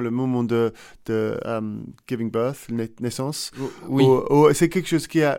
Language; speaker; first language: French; non-native, learner; English